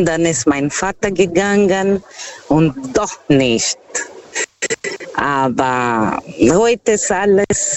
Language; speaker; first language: German; non-native, learner; Portuguese